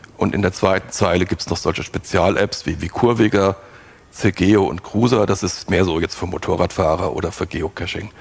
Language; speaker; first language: German; native; German